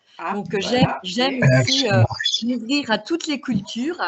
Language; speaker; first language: French; native; French